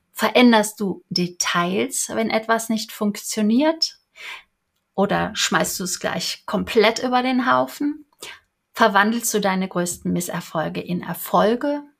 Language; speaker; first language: German; native; German